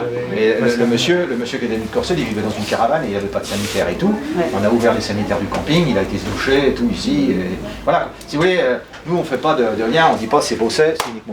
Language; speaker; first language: French; native; French